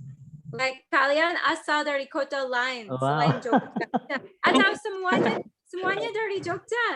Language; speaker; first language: Indonesian; non-native, learner; English